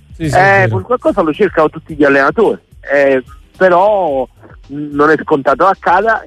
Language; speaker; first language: Italian; native; Italian